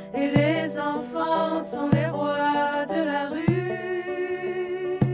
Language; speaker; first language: French; native; French